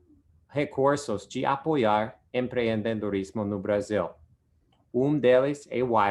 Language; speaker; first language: Portuguese; non-native, fluent; English